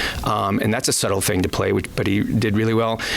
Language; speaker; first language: English; native; English